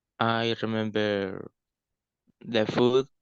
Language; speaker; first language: English; non-native, learner; Spanish